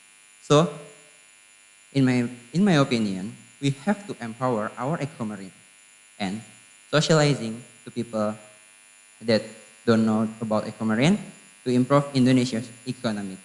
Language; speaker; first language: English; non-native, learner; Indonesian